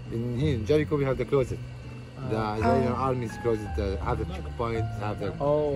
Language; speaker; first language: English; non-native, learner; Arabic